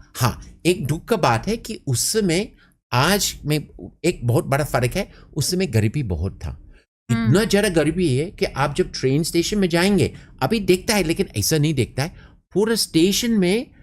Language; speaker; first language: Hindi; non-native, fluent; English